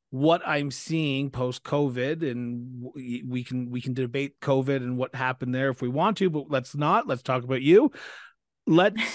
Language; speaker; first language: English; native; English